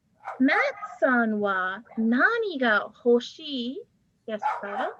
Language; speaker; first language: Japanese; non-native, fluent; English